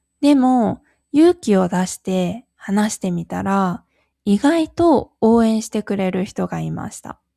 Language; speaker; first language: Japanese; native; Japanese